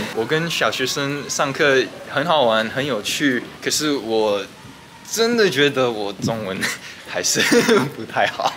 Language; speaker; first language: Chinese; early bilingual, heritage; English